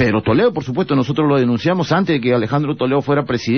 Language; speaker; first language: Spanish; native; Spanish